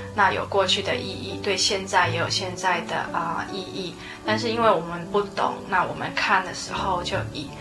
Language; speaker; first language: Chinese; native; Chinese